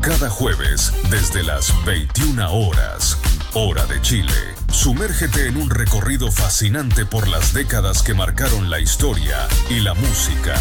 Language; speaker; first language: Spanish; native; Spanish